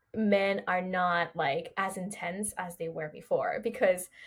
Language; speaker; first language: English; early bilingual, other home language; Spanish